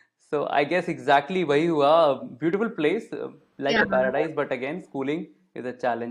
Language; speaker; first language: English; non-native, local second language; Hindi